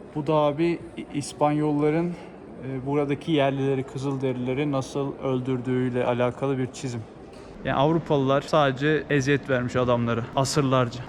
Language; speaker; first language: Turkish; native; Turkish